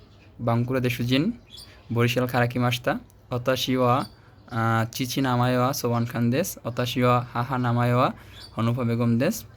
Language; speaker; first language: Japanese; non-native, learner; Bangla